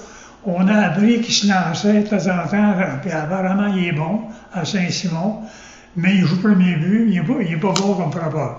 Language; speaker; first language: French; native; French